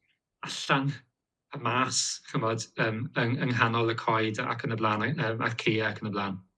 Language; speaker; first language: Welsh; native; Welsh